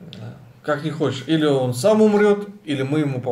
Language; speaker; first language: Russian; native; Russian